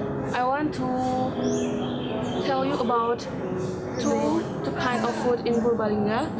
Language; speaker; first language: English; non-native, learner; Indonesian